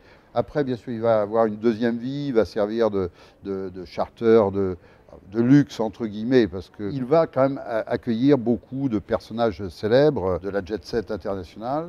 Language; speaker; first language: French; native; French